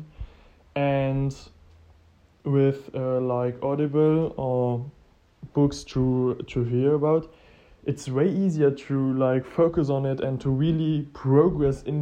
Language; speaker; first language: English; non-native, fluent; German